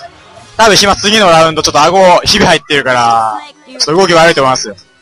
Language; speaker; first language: Japanese; native; Japanese